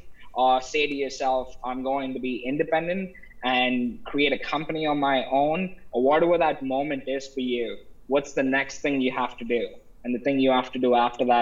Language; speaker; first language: English; non-native, local second language; Tamil